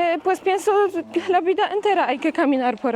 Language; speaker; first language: Spanish; non-native, fluent; Polish